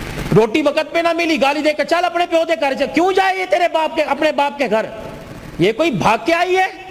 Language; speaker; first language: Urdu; non-native, local second language; Punjabi